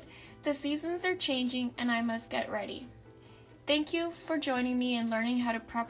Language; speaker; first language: English; native; English